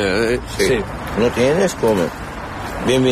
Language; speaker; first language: Spanish; non-native, learner; Arabic